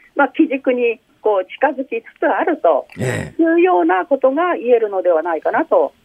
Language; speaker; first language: Japanese; early bilingual, other home language; Chinese